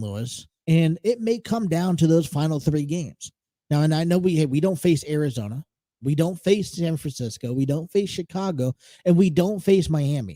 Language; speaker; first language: English; native; English